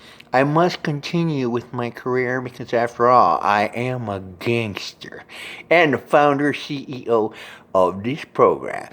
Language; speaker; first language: English; native; English